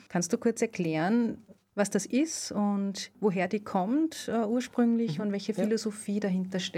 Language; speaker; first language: German; native; German